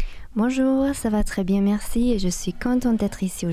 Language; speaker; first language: French; non-native, fluent; German